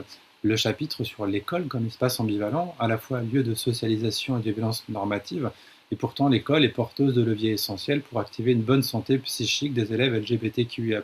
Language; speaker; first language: French; native; French